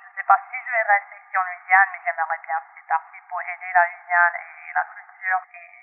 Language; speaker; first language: French; non-native, local second language; English